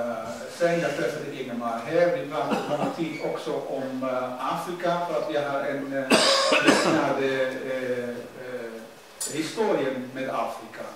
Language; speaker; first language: Swedish; non-native, learner; Dutch